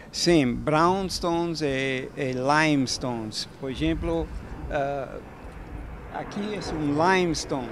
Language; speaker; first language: Portuguese; non-native, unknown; English